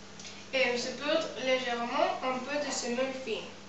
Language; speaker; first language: French; non-native, learner; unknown